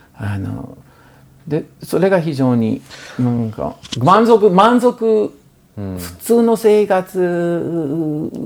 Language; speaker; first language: Japanese; non-native, fluent; English